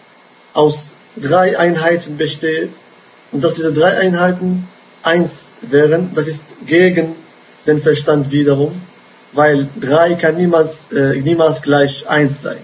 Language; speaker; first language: German; non-native, fluent; Arabic